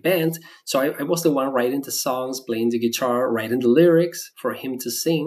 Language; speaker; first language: English; non-native, fluent; Spanish